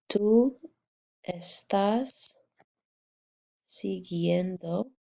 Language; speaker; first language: Spanish; non-native, fluent; English